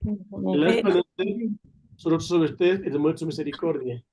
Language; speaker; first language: Spanish; native; Spanish